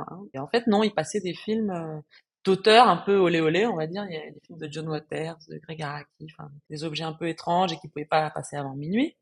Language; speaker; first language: French; non-native, fluent; Spanish